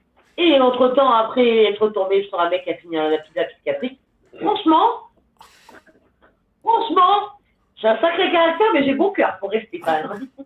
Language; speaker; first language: French; native; French